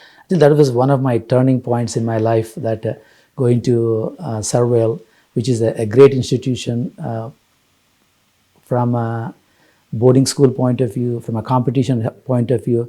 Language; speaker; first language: English; non-native, local second language; Telugu